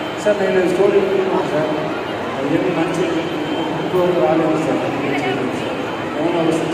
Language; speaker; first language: Telugu; non-native, learner; Tamil